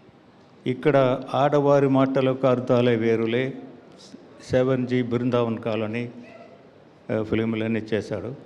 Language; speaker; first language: Telugu; non-native, learner; Tamil